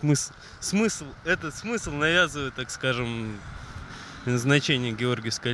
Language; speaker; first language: Russian; native; Russian